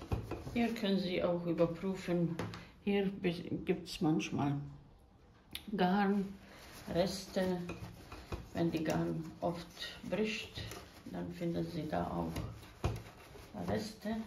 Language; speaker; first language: German; non-native, fluent; Croatian